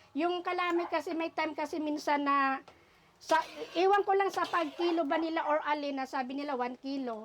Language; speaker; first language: Filipino; non-native, local second language; Aklanon